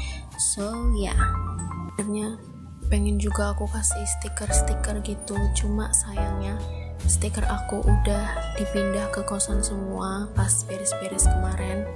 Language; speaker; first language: Indonesian; native; Indonesian